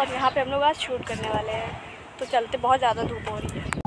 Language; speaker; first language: Hindi; native; Hindi